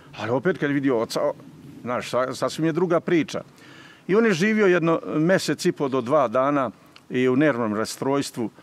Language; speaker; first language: Serbian; native; Serbian